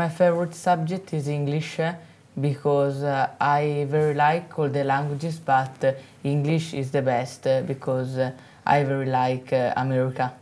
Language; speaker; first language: English; non-native, learner; Italian